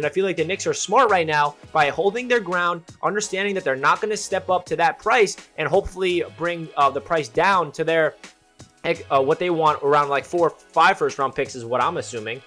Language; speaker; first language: English; native; English